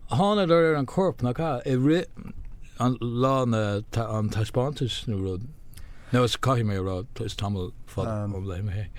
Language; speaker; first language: Irish; non-native, local second language; English